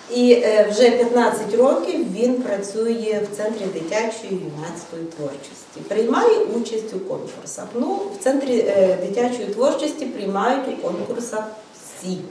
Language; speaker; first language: Ukrainian; native; Ukrainian